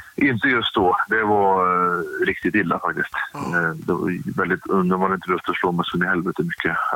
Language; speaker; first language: Swedish; native; Swedish